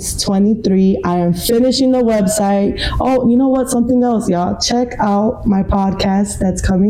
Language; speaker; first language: English; native; English